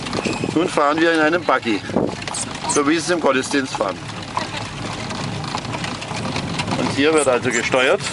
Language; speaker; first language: German; native; German